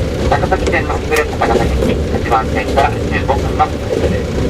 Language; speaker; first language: Japanese; native; Japanese